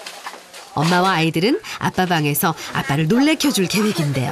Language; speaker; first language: Korean; native; Korean